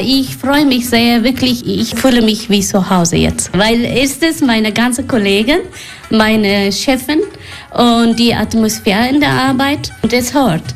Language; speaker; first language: German; non-native, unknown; Persian